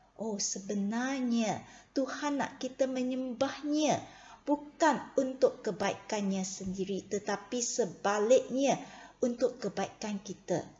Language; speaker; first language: Malay; non-native, local second language; Chinese